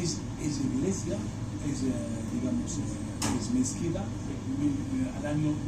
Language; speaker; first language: Spanish; non-native, fluent; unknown